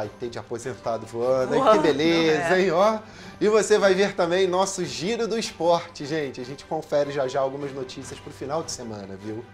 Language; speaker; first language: Portuguese; native; Portuguese